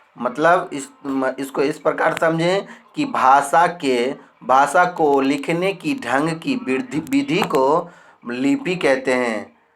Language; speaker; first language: Hindi; native; Hindi